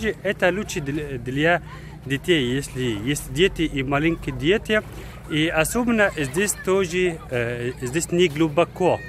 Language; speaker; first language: Russian; non-native, fluent; Arabic